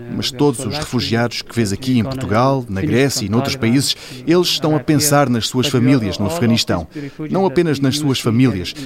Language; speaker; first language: Portuguese; non-native, fluent; Persian